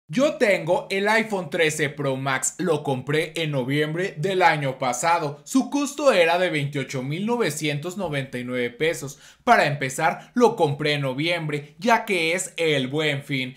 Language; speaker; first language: Spanish; native; Spanish